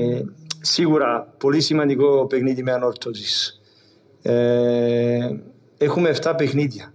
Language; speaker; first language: Greek; non-native, fluent; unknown